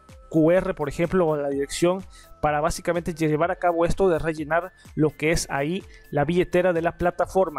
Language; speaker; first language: Spanish; native; Spanish